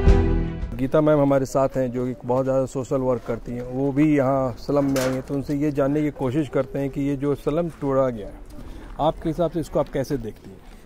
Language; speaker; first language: Hindi; native; Hindi